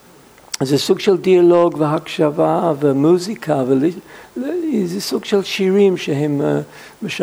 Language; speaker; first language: Hebrew; non-native, fluent; English